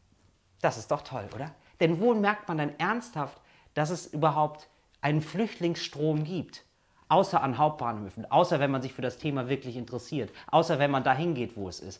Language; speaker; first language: German; native; German